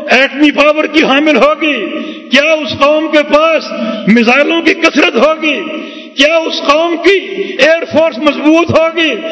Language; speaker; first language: Urdu; native; Urdu